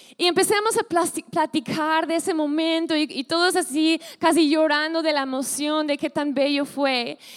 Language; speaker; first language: Spanish; non-native, fluent; English